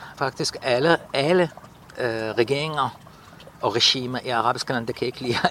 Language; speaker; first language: Danish; non-native, fluent; Arabic